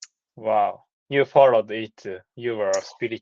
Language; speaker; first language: English; non-native, learner; Japanese